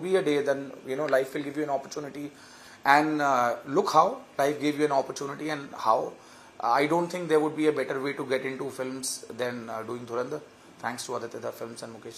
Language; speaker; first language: English; non-native, local second language; Hindi